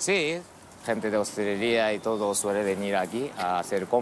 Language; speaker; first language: Spanish; non-native, learner; Japanese